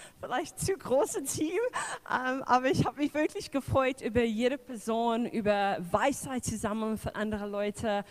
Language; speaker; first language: German; non-native, fluent; English